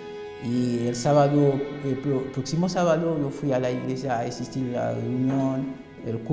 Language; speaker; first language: Spanish; non-native, learner; Haitian Creole